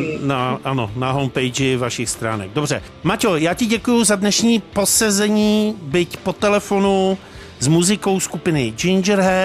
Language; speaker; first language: Czech; native; Czech